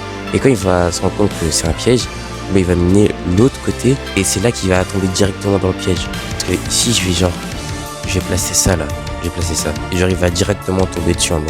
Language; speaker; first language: French; native; French